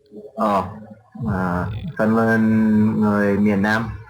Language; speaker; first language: Vietnamese; non-native, learner; English